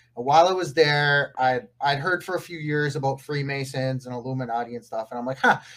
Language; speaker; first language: English; native; English